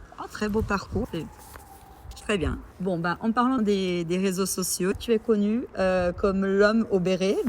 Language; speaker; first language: French; non-native, fluent; Portuguese